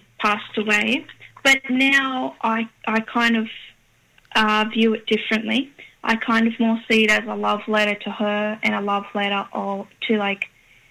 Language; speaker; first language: English; native; English